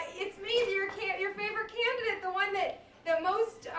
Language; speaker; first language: English; native; English